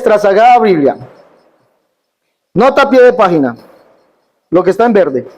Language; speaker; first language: Spanish; native; Spanish